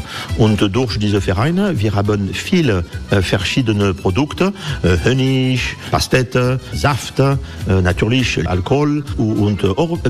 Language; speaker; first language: German; non-native, learner; French